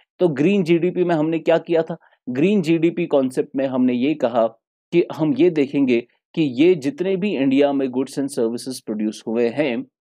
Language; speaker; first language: Hindi; non-native, local second language; Kashmiri